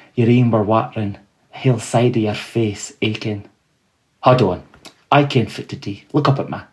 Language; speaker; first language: English; native; English